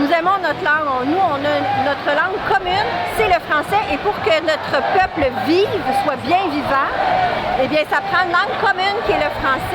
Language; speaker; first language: French; native; French